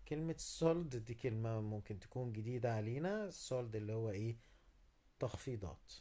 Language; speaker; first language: Arabic; native; Arabic